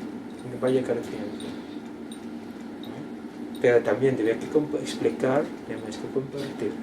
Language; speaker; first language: Spanish; non-native, learner; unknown